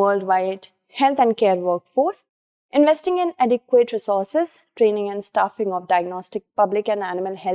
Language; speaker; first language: English; non-native, local second language; Hindi